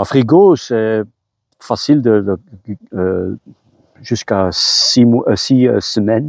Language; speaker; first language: French; non-native, local second language; Dutch